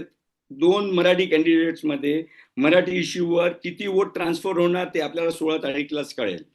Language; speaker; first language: Marathi; non-native, local second language; Gujarati